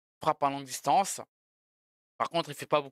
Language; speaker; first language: French; native; French